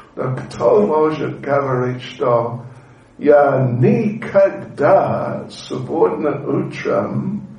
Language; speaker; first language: Russian; non-native, learner; English